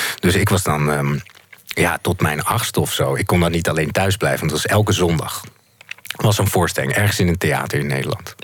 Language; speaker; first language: Dutch; native; Dutch